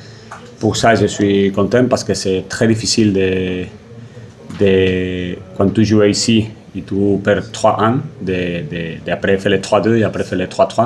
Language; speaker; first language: French; non-native, fluent; Spanish